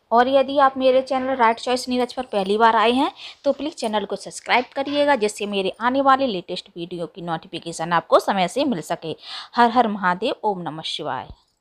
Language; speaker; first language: Hindi; native; Hindi